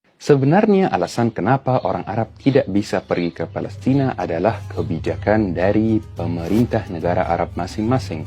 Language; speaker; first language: Indonesian; non-native, fluent; Arabic